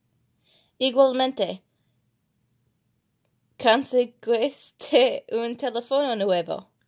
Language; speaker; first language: Spanish; non-native, learner; English